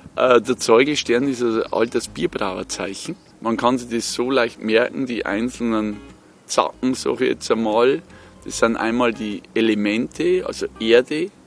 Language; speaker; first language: German; native; German